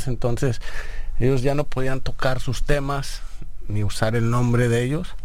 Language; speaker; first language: Spanish; native; Spanish